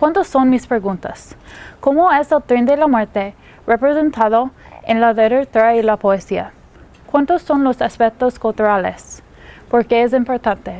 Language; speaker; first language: Spanish; non-native, learner; English